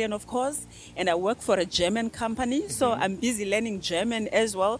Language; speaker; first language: English; non-native, local second language; Xhosa